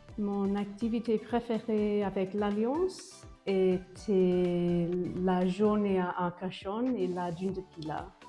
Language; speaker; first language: French; non-native, fluent; English